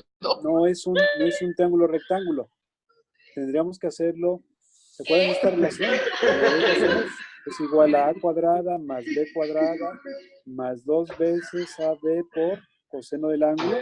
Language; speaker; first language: Spanish; native; Spanish